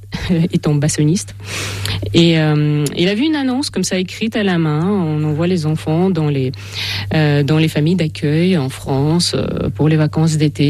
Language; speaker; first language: French; non-native, fluent; Russian